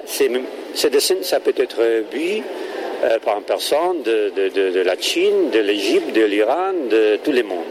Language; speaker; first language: French; non-native, learner; Catalan